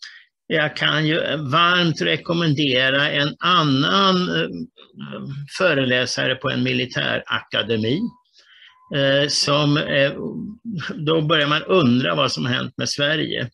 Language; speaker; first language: Swedish; native; Swedish